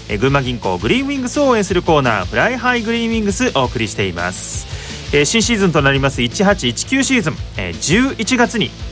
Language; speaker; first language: Japanese; native; Japanese